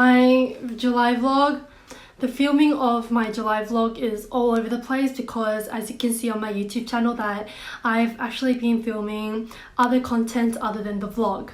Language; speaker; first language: English; non-native, fluent; Korean